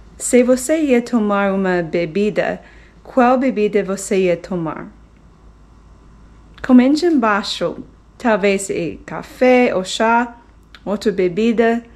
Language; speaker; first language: Portuguese; non-native, fluent; English